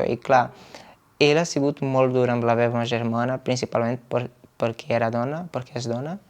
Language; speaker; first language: Catalan; non-native, fluent; Portuguese